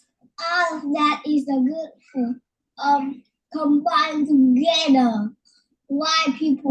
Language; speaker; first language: English; non-native, learner; Vietnamese